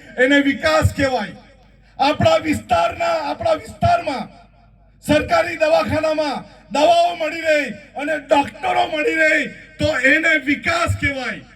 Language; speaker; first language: Gujarati; non-native, local second language; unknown